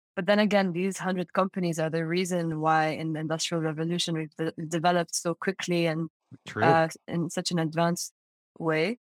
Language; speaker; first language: English; non-native, fluent; Arabic